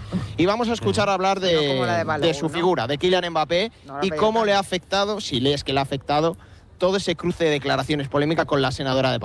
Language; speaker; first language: Spanish; native; Spanish